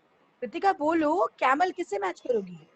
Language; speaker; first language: Hindi; native; Hindi